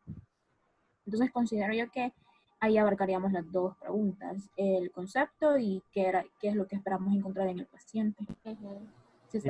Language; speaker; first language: Spanish; native; Spanish